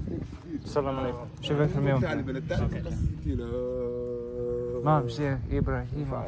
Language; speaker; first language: French; non-native, learner; English